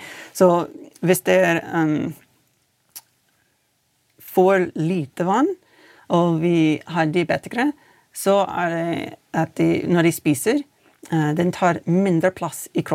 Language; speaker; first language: Norwegian; non-native, fluent; English